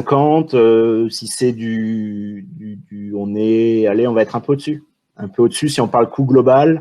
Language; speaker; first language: French; native; French